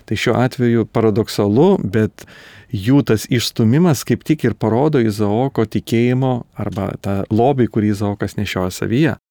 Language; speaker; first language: Lithuanian; native; Lithuanian